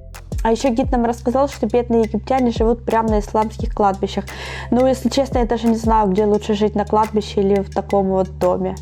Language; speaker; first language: Russian; native; Russian